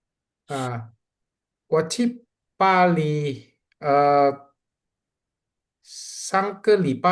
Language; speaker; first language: Chinese; non-native, learner; Indonesian